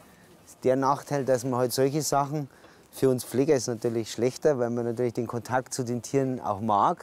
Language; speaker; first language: German; native; German